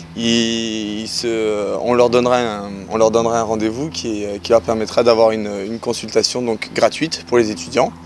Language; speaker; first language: French; native; French